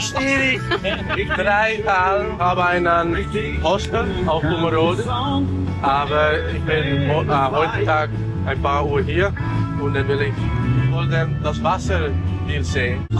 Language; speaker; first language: German; non-native, learner; Dutch